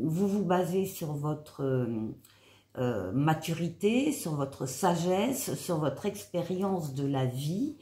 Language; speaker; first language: French; native; French